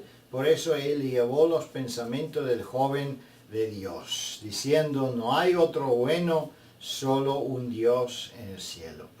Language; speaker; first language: Spanish; non-native, fluent; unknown